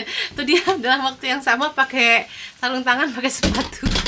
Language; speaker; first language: Indonesian; native; Indonesian